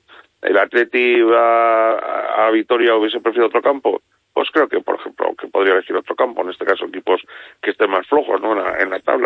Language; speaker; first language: Spanish; native; Spanish